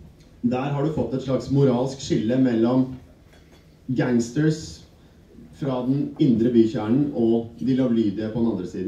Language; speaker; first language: Norwegian; native; Norwegian